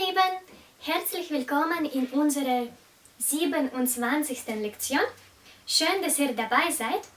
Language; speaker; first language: German; non-native, fluent; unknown